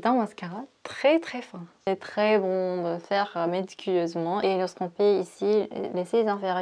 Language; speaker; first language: French; non-native, fluent; Korean